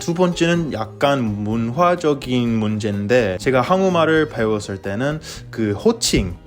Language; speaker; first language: Korean; non-native, fluent; English